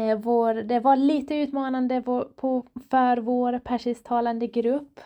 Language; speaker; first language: Swedish; non-native, fluent; Persian